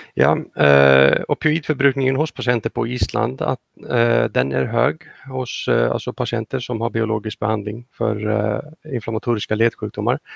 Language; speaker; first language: Swedish; non-native, fluent; Icelandic